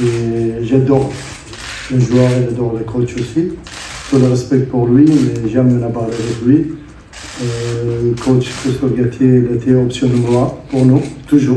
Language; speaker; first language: French; non-native, learner; Arabic